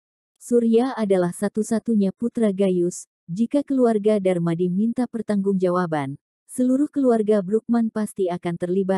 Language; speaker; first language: Indonesian; native; Indonesian